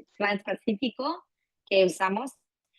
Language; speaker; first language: Spanish; non-native, fluent; French